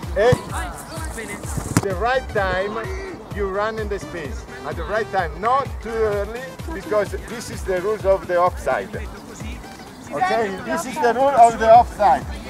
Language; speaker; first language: English; non-native, learner; Italian